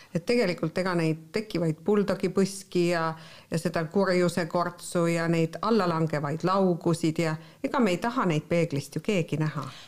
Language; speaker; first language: Estonian; native; Estonian